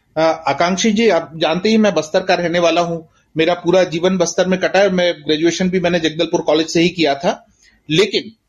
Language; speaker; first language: Hindi; native; Hindi